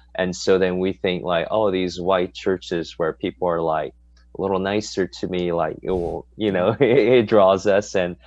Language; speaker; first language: English; native; English